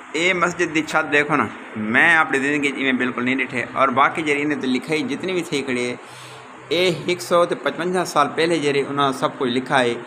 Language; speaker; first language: Urdu; non-native, local second language; Saraiki